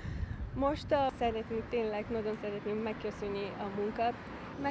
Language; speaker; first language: Hungarian; non-native, learner; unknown